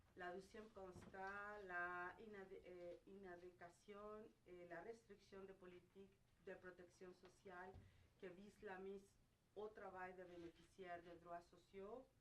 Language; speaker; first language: French; non-native, fluent; Spanish